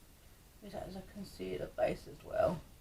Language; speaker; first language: English; native; English